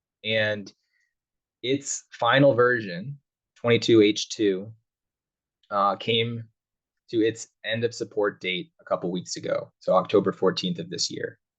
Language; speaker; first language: English; native; English